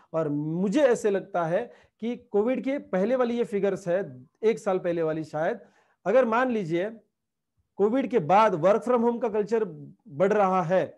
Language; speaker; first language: Hindi; non-native, local second language; Marathi